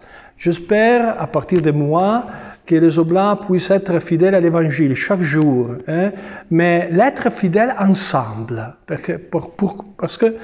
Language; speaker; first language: French; non-native, fluent; Italian